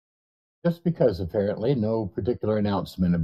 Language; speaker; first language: English; native; English